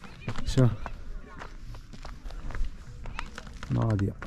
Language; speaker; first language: Arabic; native; Arabic